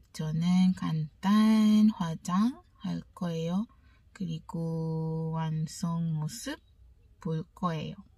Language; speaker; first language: Korean; non-native, learner; Malay